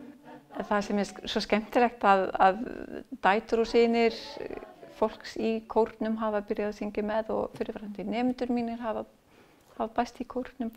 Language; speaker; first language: Icelandic; non-native, fluent; English